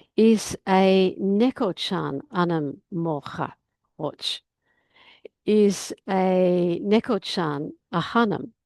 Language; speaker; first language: Irish; non-native, learner; English